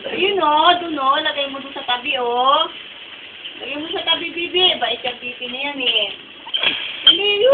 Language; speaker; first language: Filipino; native; Filipino